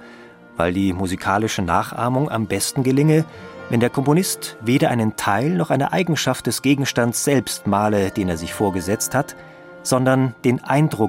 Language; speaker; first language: German; native; German